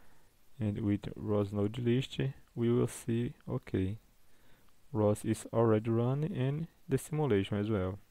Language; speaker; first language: English; non-native, fluent; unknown